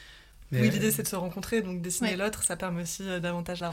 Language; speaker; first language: French; native; French